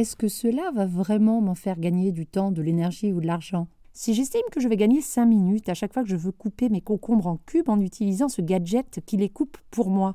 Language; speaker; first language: French; native; French